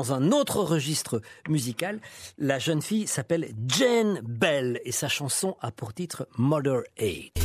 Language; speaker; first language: French; native; French